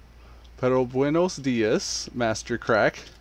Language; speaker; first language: Spanish; non-native, learner; English